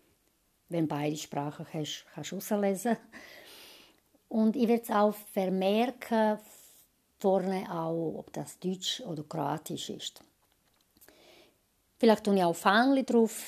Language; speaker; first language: German; non-native, fluent; Croatian